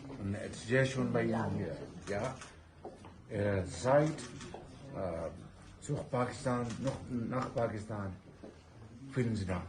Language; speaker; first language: German; non-native, learner; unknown